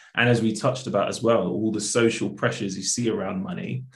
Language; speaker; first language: English; native; English